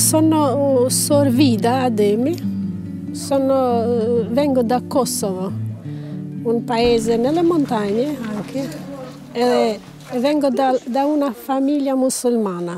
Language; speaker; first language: Italian; non-native, fluent; Albanian